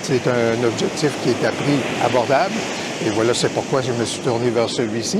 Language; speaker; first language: French; native; French